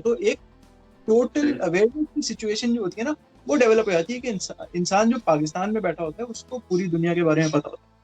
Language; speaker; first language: Urdu; native; Urdu